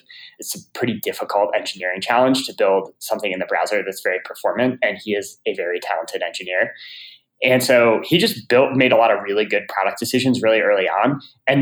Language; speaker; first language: English; native; English